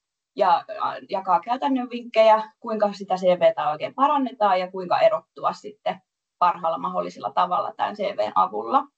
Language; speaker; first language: Finnish; native; Finnish